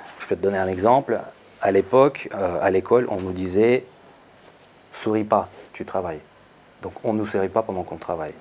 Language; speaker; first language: French; non-native, fluent; Russian